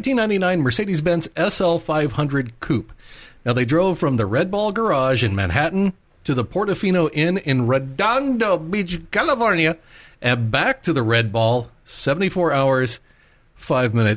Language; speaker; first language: English; native; English